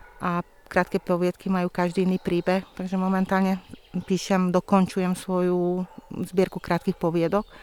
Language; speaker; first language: Slovak; non-native, local second language; Hungarian